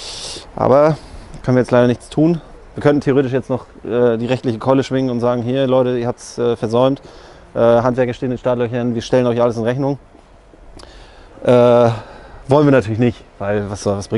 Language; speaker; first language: German; native; German